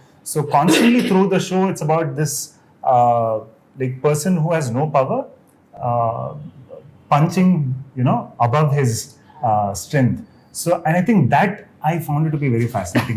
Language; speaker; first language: English; non-native, local second language; Kannada